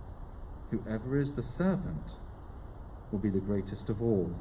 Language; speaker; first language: English; native; English